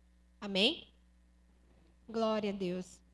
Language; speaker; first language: Portuguese; native; Portuguese